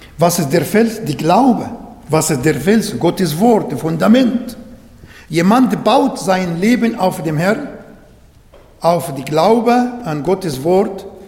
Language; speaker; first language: German; non-native, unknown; Arabic